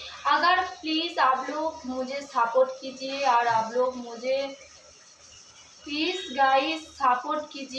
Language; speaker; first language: Hindi; non-native, local second language; Bangla